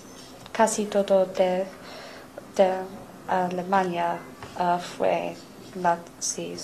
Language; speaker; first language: Spanish; non-native, learner; English